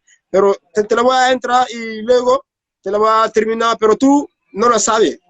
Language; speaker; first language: Spanish; non-native, learner; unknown